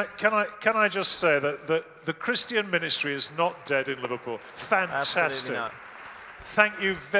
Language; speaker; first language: English; native; English